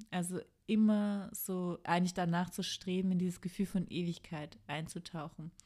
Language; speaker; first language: German; native; German